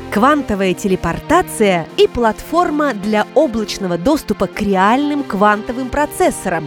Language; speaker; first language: Russian; native; Russian